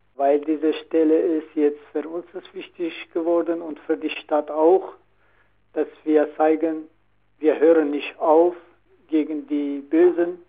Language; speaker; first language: German; non-native, learner; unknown